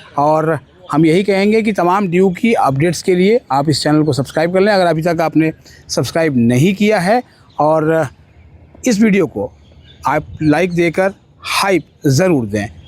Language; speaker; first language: Hindi; native; Hindi